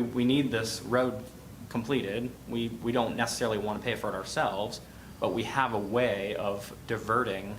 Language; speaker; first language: English; native; English